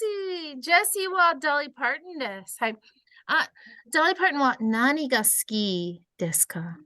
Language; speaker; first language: Japanese; non-native, fluent; English